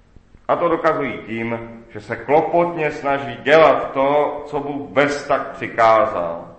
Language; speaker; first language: Czech; native; Czech